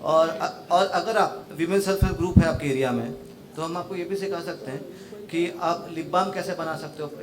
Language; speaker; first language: Hindi; non-native, local second language; Marathi